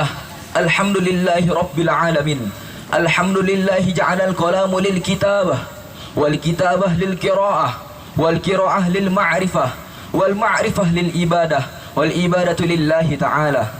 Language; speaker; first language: Arabic; non-native, learner; Indonesian